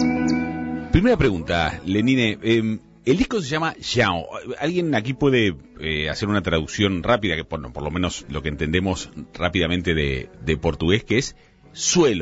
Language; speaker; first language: Spanish; native; Spanish